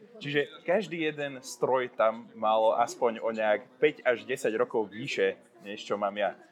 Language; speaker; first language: Slovak; non-native, local second language; Hungarian